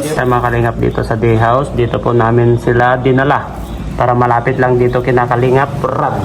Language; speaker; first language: Filipino; non-native, local second language; Iloko